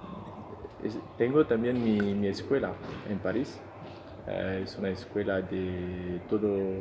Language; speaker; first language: Spanish; non-native, fluent; French